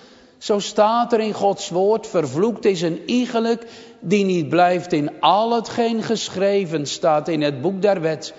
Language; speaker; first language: Dutch; native; Dutch